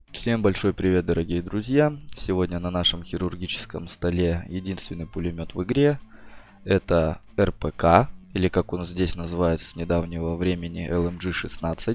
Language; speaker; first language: Russian; native; Russian